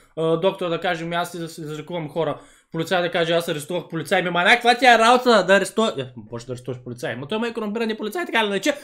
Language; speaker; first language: Bulgarian; early bilingual, other home language; Vietnamese